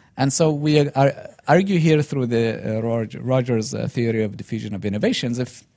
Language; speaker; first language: English; non-native, fluent; Arabic